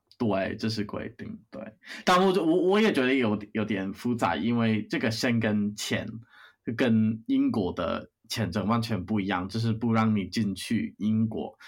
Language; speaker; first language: Chinese; non-native, fluent; English